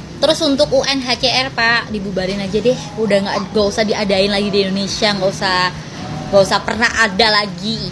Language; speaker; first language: Indonesian; native; Indonesian